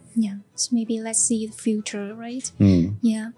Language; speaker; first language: English; non-native, fluent; Vietnamese